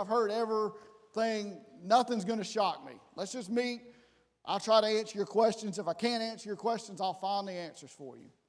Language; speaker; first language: English; native; English